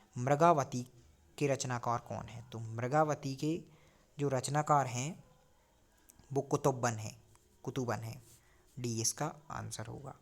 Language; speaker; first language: Hindi; native; Hindi